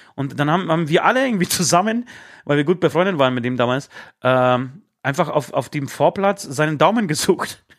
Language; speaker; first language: German; early bilingual, other home language; Polish